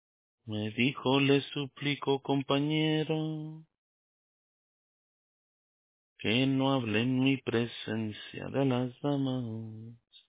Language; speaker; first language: Spanish; early bilingual, heritage; Spanish